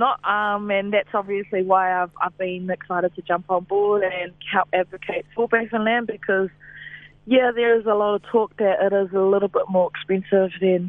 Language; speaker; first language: English; native; English